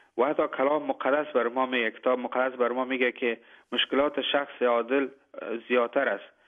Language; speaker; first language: Persian; native; Persian